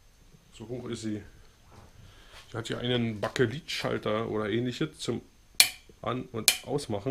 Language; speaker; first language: German; native; German